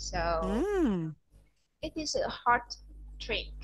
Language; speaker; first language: English; non-native, learner; Vietnamese